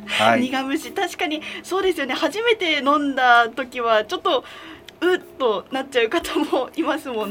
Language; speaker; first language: Japanese; native; Japanese